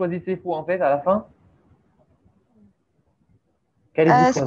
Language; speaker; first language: French; native; French